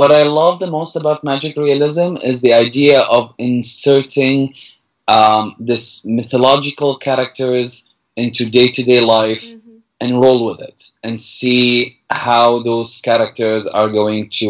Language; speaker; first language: English; non-native, fluent; Arabic